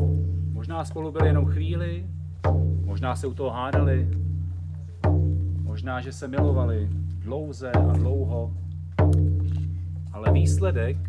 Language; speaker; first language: Czech; native; Czech